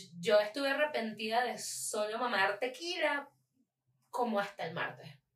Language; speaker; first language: Spanish; native; Spanish